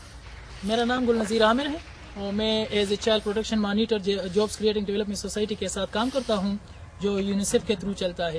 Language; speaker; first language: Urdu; non-native, local second language; Pashto